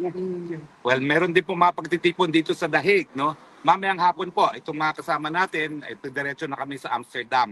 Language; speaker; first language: Filipino; native; Filipino